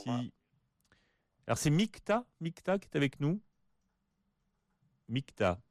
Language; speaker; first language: French; native; French